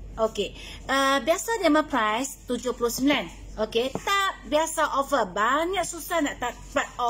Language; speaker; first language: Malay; non-native, local second language; Min Nan Chinese